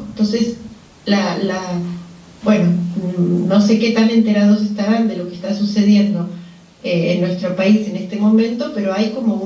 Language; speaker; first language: Spanish; native; Spanish